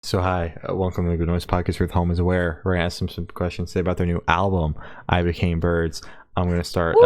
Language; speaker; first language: English; native; English